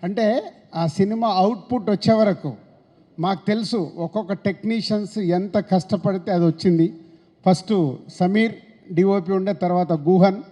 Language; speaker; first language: Telugu; native; Telugu